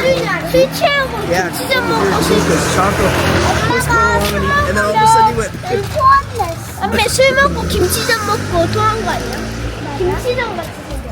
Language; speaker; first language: Korean; early bilingual, other home language; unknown